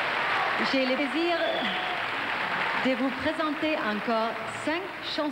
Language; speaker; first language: French; non-native, fluent; German